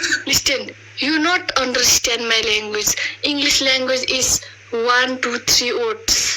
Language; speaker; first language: English; non-native, learner; Nepali